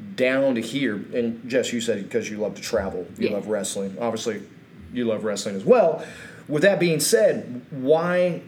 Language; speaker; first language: English; native; English